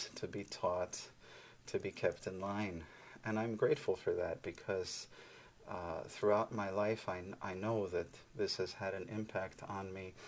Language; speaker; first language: English; native; English